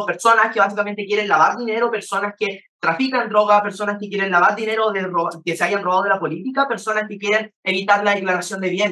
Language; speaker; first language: Spanish; native; Spanish